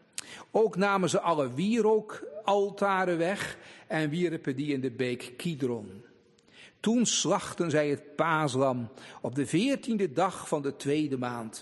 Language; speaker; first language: Dutch; native; Dutch